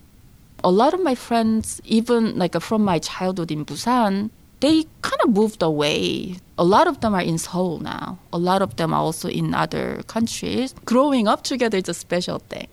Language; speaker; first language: English; non-native, fluent; Korean